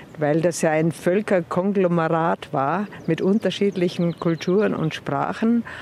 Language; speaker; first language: German; native; German